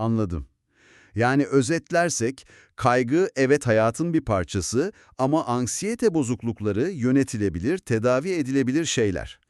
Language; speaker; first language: Turkish; native; Turkish